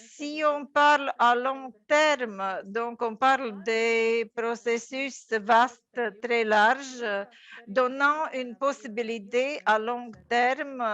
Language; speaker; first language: French; non-native, fluent; Latvian